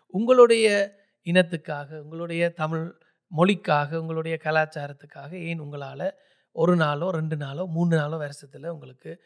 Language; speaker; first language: Tamil; early bilingual, heritage; Tamil